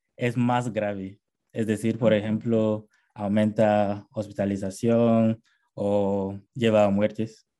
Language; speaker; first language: Spanish; non-native, fluent; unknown